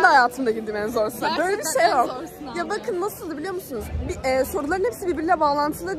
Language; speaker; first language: Turkish; native; Turkish